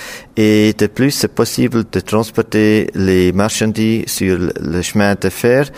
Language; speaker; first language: French; non-native, local second language; German